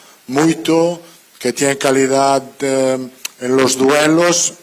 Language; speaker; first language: Spanish; non-native, fluent; Italian